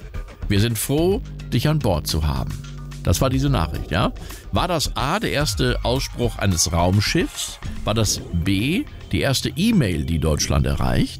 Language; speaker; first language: German; native; German